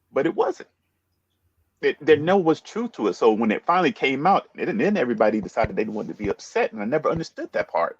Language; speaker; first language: English; native; English